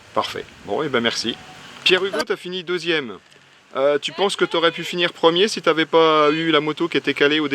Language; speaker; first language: French; native; French